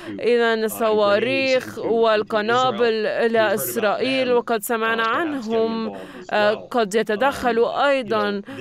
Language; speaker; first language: Arabic; non-native, fluent; English